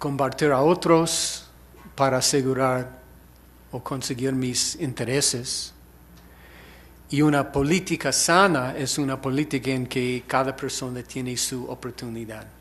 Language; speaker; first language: Spanish; non-native, fluent; English